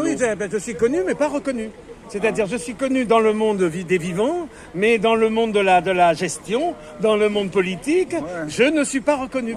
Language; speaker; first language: French; native; French